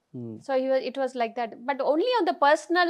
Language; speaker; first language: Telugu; non-native, local second language; Tamil